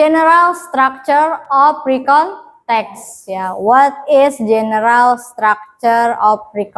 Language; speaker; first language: English; non-native, learner; Indonesian